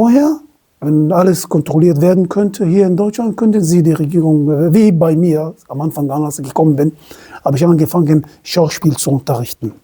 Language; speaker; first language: German; non-native, fluent; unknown